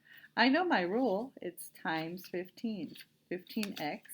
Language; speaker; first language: English; native; English